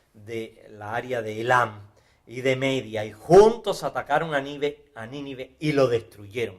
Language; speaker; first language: Spanish; native; Spanish